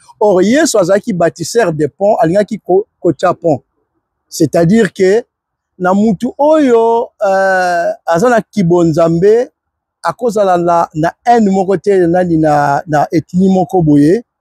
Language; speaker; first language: Lingala; native; Lingala